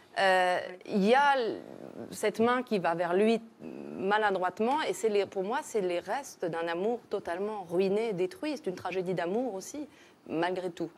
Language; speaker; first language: French; native; French